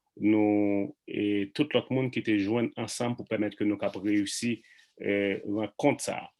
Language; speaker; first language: Haitian Creole; native; Haitian Creole